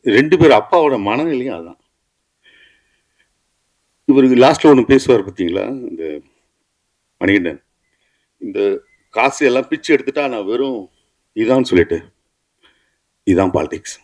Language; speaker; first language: Tamil; native; Tamil